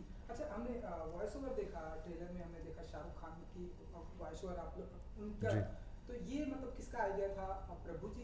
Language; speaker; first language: Hindi; native; Hindi